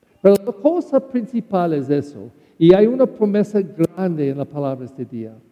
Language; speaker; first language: Spanish; non-native, learner; English